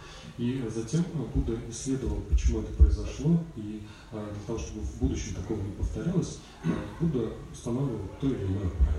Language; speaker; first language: Russian; native; Russian